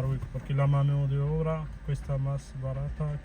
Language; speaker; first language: Spanish; non-native, fluent; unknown